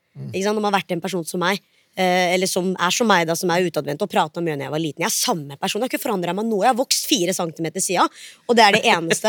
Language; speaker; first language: Norwegian; early bilingual, other home language; Hindi